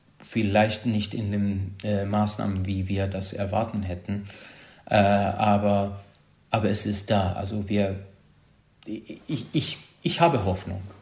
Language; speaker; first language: German; non-native, fluent; Hungarian